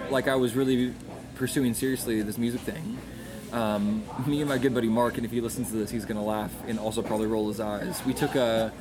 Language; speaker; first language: English; native; English